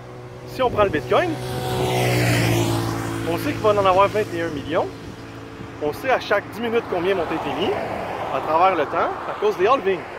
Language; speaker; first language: French; native; French